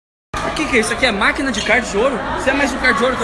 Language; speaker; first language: Portuguese; native; Portuguese